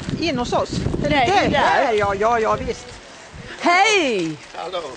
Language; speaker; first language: Swedish; non-native, fluent; English